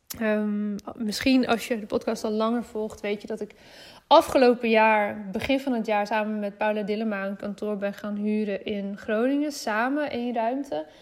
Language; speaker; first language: Dutch; native; Dutch